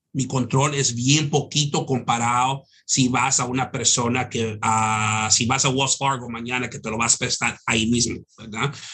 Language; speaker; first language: Spanish; early bilingual, heritage; Spanish